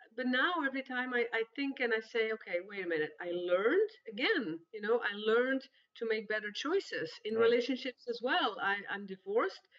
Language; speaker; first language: English; non-native, fluent; Dutch